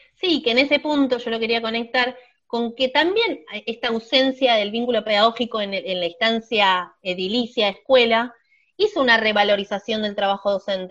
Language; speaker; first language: Spanish; native; Spanish